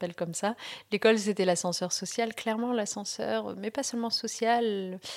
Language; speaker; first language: French; early bilingual, other home language; Riffian